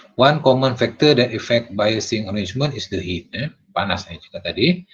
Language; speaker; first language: English; non-native, local second language; Malay